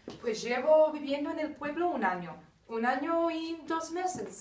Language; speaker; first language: Spanish; non-native, fluent; English